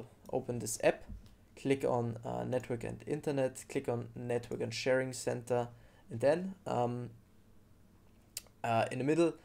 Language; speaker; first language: English; non-native, fluent; German